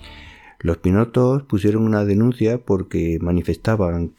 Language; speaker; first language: Spanish; native; Spanish